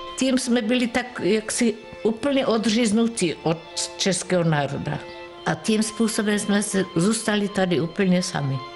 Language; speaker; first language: Czech; non-native, local second language; German